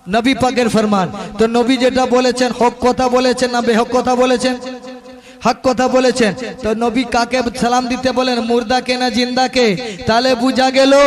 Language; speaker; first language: Bangla; non-native, local second language; Urdu